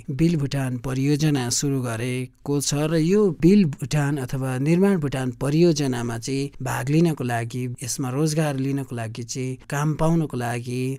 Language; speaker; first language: Nepali; native; Nepali